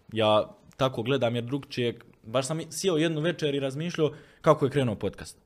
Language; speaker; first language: Croatian; native; Croatian